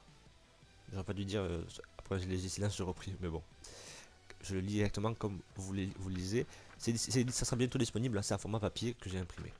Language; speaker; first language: French; native; French